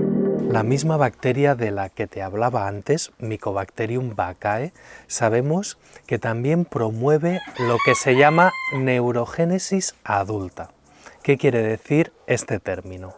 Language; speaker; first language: Spanish; native; Spanish